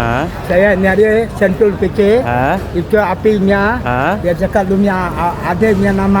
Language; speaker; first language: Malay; non-native, learner; Bangla